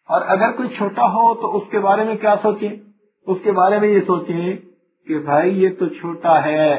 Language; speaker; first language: Urdu; non-native, local second language; Punjabi